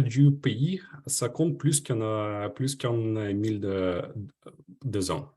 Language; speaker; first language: French; non-native, fluent; Ukrainian